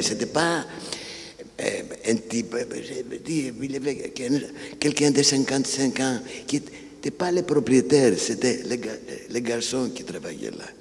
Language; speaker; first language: French; non-native, fluent; Greek